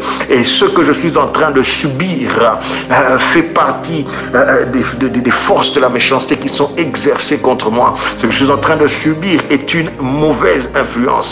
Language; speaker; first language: French; native; French